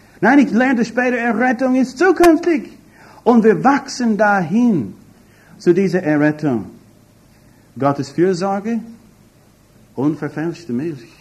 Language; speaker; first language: German; non-native, fluent; English